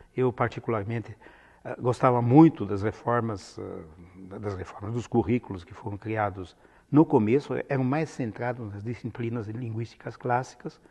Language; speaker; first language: Portuguese; non-native, fluent; Italian